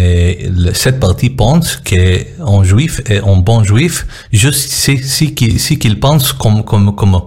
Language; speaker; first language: French; non-native, learner; Hebrew